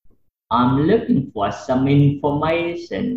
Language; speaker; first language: English; non-native, fluent; Vietnamese